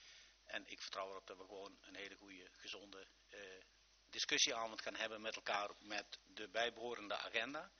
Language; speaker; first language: Dutch; native; Dutch